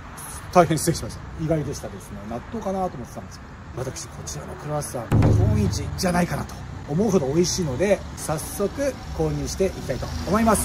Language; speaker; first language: Japanese; native; Japanese